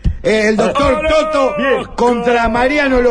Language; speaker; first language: Spanish; native; Spanish